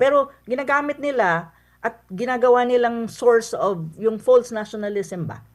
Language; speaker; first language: Filipino; non-native, local second language; Cebuano